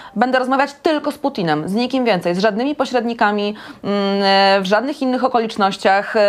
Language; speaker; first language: Polish; native; Polish